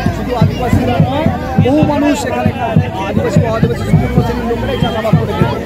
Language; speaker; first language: Bangla; non-native, local second language; Santali